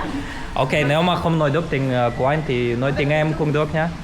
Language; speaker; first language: Vietnamese; non-native, fluent; Russian